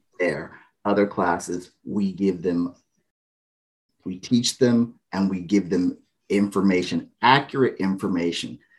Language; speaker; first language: English; native; English